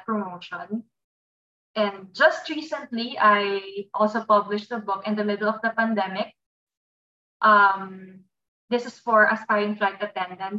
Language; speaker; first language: English; non-native, local second language; Filipino